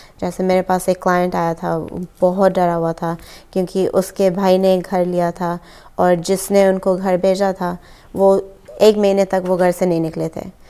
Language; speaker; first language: Hindi; early bilingual, heritage; Hindi